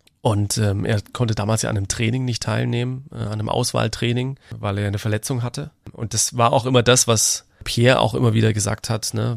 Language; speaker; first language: German; native; German